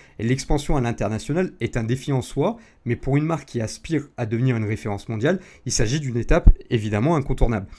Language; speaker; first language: French; native; French